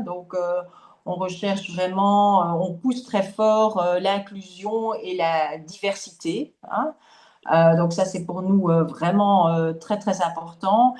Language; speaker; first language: French; native; French